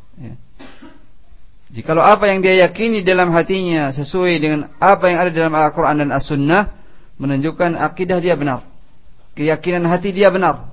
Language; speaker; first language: Indonesian; native; Indonesian